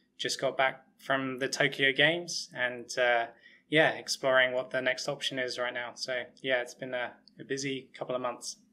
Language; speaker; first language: English; native; English